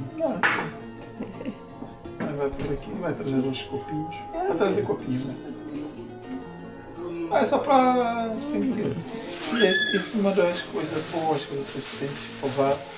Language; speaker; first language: Portuguese; non-native, local second language; Kabuverdianu